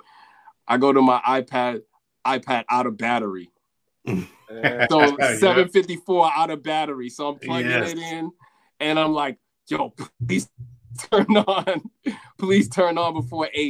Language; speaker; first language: English; native; English